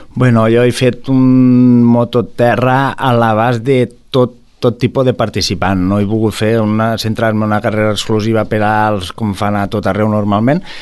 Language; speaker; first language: Catalan; native; Catalan